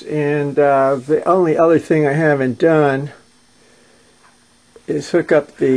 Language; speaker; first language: English; native; English